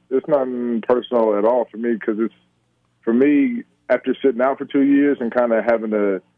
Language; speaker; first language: English; native; English